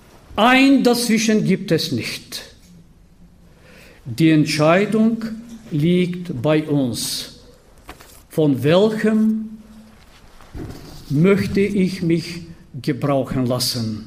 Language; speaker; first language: German; non-native, fluent; Bulgarian